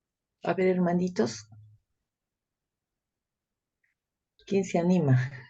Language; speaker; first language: Spanish; native; Spanish